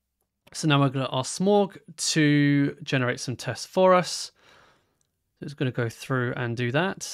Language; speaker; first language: English; native; English